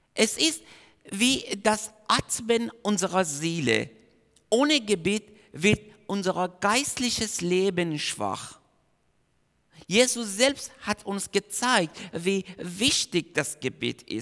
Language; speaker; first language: German; non-native, fluent; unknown